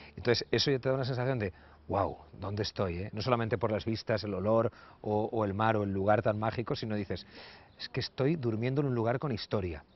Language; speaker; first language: Spanish; native; Spanish